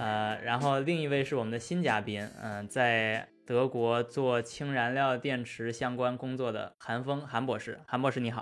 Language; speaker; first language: Chinese; native; Chinese